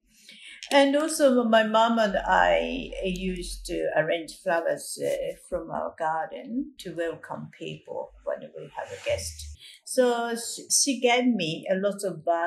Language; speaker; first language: English; non-native, fluent; Japanese